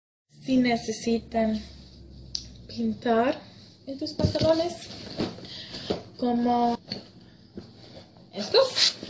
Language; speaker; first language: Spanish; non-native, learner; English